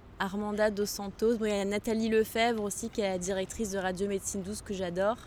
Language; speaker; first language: French; non-native, local second language; Arabic